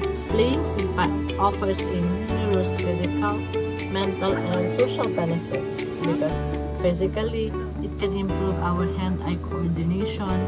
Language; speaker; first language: English; non-native, local second language; Cebuano